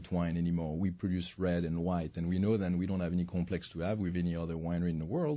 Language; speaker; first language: English; non-native, fluent; French